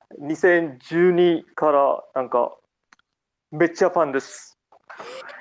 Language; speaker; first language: Japanese; non-native, learner; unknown